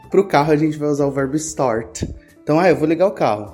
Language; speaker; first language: Portuguese; native; Portuguese